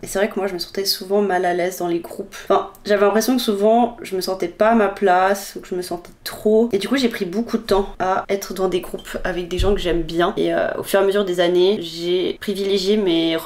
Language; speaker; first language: French; native; French